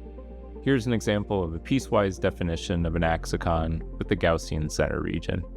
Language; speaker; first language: English; native; English